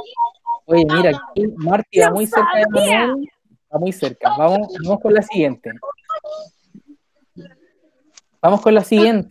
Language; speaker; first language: Spanish; native; Spanish